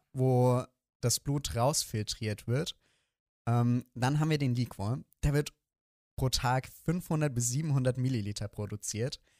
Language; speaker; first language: German; native; German